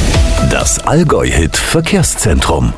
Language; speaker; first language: German; native; German